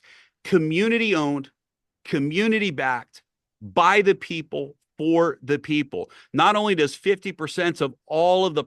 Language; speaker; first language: English; native; English